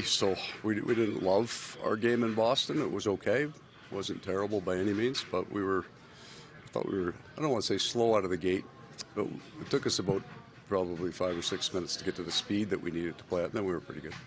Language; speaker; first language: English; native; English